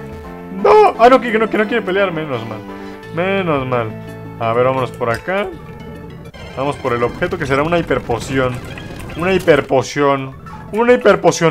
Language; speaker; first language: Spanish; native; Spanish